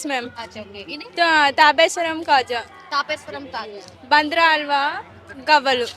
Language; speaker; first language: Telugu; native; Telugu